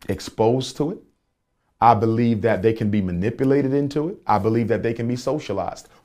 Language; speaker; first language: English; native; English